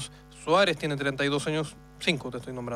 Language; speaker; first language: Spanish; native; Spanish